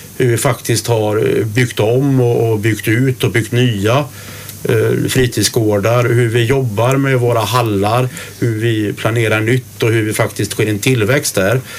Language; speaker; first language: Swedish; native; Swedish